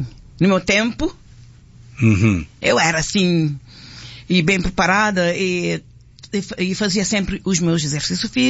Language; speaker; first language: Portuguese; non-native, local second language; Kabuverdianu